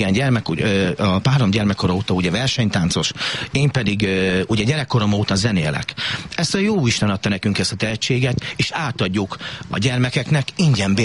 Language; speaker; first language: Hungarian; native; Hungarian